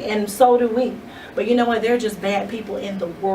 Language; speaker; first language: English; native; English